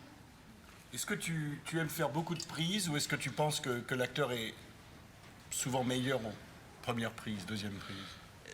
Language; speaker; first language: French; native; French